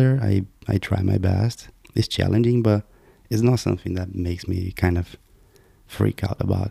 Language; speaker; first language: English; non-native, fluent; Portuguese